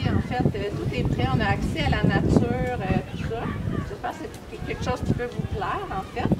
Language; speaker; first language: French; native; French